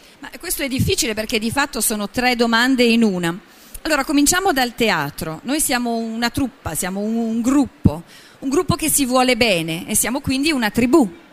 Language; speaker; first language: Italian; native; Italian